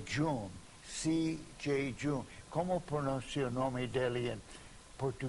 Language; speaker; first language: Portuguese; non-native, fluent; English